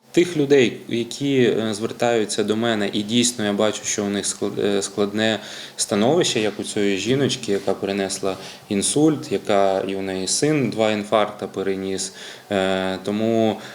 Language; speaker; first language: Ukrainian; native; Ukrainian